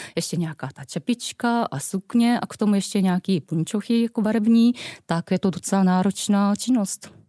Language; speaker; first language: Czech; non-native, fluent; Japanese